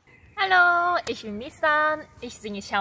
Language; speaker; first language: German; non-native, learner; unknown